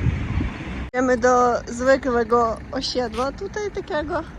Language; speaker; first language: Polish; non-native, fluent; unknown